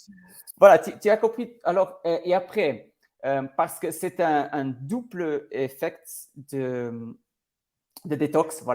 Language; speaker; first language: French; non-native, learner; Portuguese